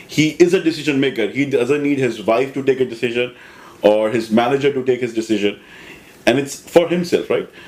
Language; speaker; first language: English; non-native, local second language; Hindi